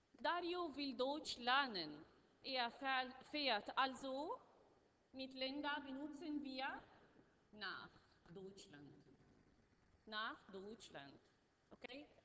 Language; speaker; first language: German; non-native, learner; Arabic